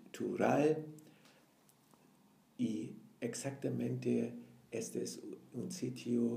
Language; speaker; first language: Spanish; non-native, fluent; German